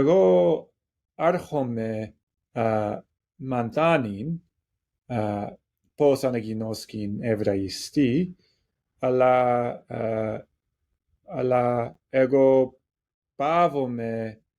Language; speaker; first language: Greek; non-native, learner; English